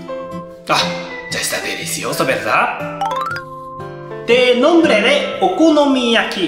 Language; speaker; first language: Spanish; non-native, learner; Japanese